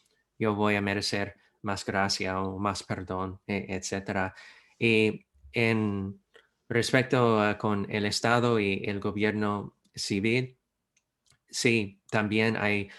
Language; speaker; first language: Spanish; non-native, fluent; English